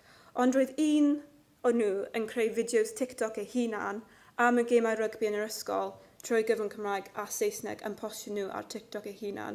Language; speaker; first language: Welsh; non-native, local second language; English